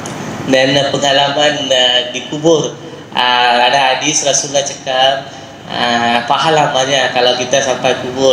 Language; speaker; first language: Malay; non-native, local second language; Tamil